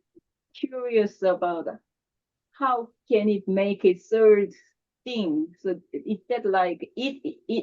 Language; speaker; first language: English; non-native, learner; Korean